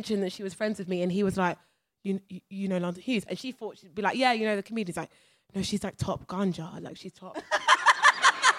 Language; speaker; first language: English; native; English